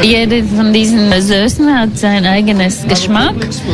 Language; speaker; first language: German; non-native, learner; Latvian